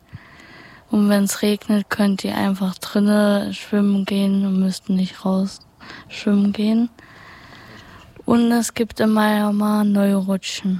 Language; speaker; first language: German; native; German